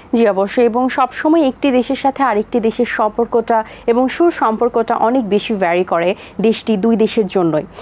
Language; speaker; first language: Bangla; native; Bangla